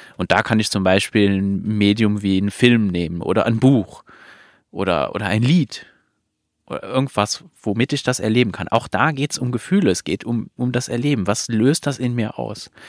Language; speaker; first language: German; non-native, fluent; Luxembourgish